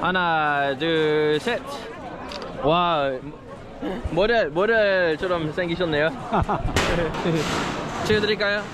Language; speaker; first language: Korean; non-native, fluent; Dutch